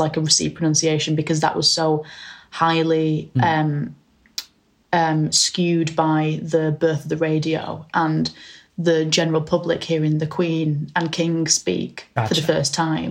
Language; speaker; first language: English; native; English